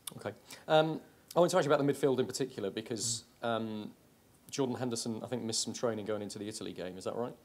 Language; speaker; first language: English; native; English